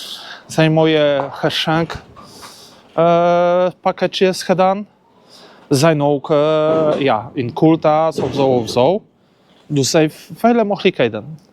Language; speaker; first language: Dutch; non-native, learner; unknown